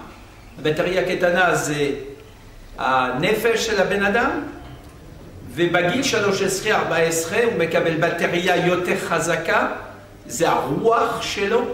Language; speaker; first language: Hebrew; non-native, fluent; French